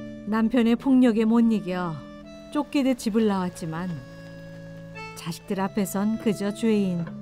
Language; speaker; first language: Korean; native; Korean